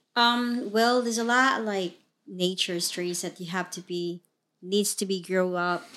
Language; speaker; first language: English; non-native, local second language; Cebuano